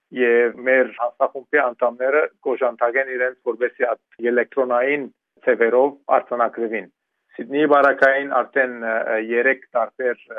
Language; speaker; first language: Armenian; early bilingual, heritage; Armenian